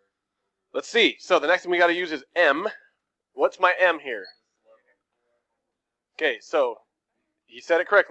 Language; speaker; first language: English; native; English